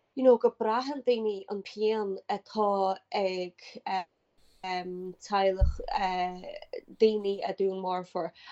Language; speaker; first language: Irish; native; Irish